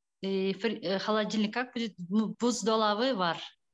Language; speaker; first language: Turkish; non-native, learner; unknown